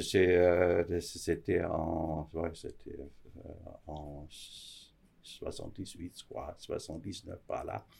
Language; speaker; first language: French; non-native, fluent; Danish